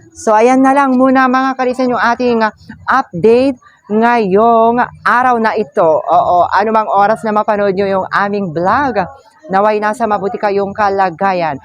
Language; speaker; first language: Filipino; native; Filipino